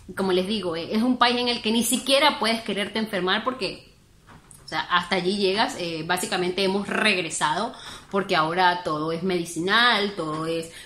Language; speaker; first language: Spanish; native; Spanish